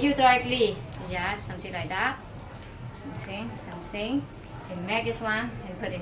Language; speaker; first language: English; non-native, learner; Khmer